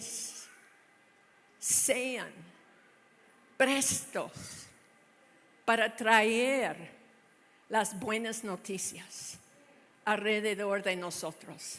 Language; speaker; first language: Spanish; non-native, fluent; English